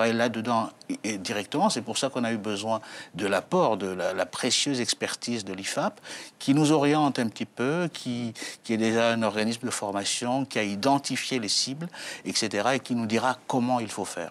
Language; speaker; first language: French; native; French